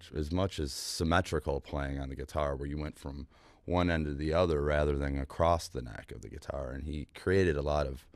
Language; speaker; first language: English; native; English